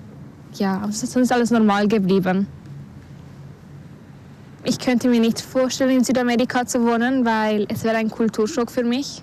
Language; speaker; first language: German; early bilingual, other home language; Spanish